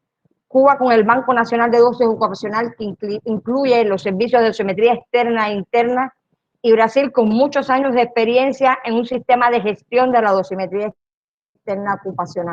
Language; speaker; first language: Spanish; native; Spanish